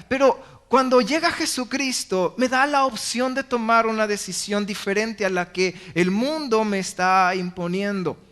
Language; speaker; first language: Spanish; native; Spanish